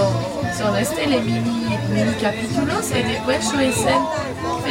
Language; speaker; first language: Spanish; non-native, learner; French